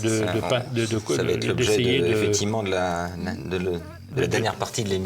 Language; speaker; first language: French; native; French